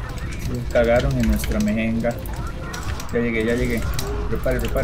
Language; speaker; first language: Spanish; native; Spanish